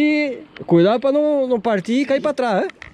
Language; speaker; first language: Spanish; non-native, learner; Portuguese